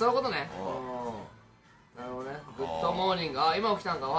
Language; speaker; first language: Japanese; native; Japanese